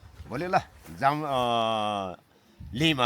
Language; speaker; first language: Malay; non-native, learner; Nepali